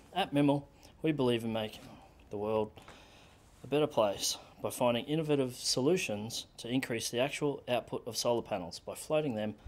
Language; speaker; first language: English; native; English